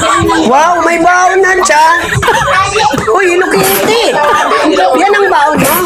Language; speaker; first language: Filipino; non-native, local second language; Cebuano